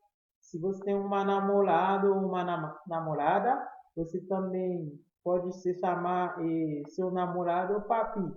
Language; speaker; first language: Portuguese; non-native, fluent; Haitian Creole